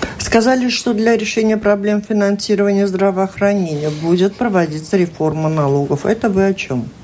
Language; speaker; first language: Russian; native; Russian